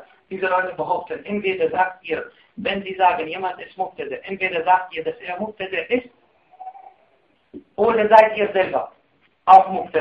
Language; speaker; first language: German; non-native, fluent; Arabic